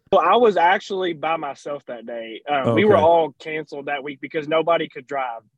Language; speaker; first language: English; native; English